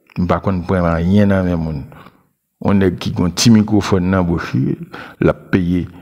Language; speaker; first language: French; non-native, local second language; Haitian Creole